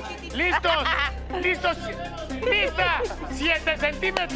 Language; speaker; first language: Spanish; native; Spanish